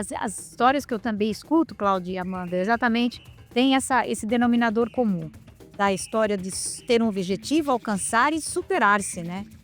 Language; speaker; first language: Portuguese; native; Portuguese